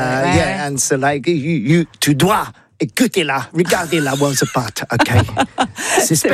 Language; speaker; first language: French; non-native, learner; English